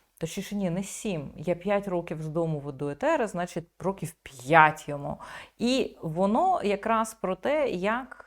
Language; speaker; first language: Ukrainian; native; Ukrainian